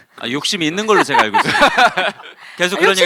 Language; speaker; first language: Korean; native; Korean